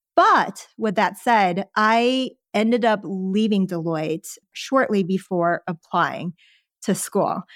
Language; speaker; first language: English; early bilingual, other home language; Chinese